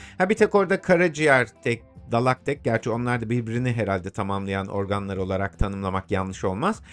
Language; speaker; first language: Turkish; native; Turkish